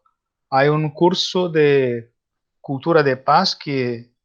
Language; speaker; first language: Spanish; non-native, learner; Portuguese